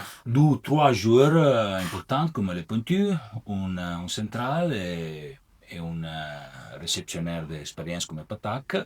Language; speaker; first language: French; non-native, learner; Italian